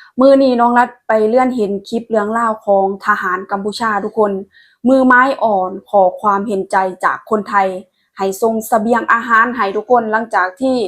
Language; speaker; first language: Thai; non-native, local second language; Lao